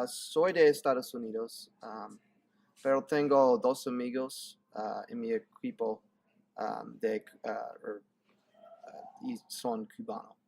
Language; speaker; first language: Spanish; non-native, learner; English